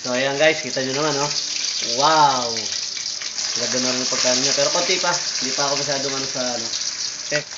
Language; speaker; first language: Filipino; native; Filipino